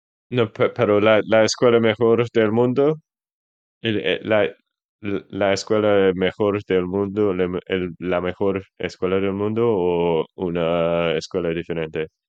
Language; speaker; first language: Spanish; non-native, learner; English